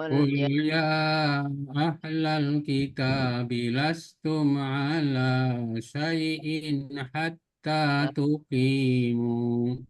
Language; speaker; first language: Arabic; non-native, learner; Indonesian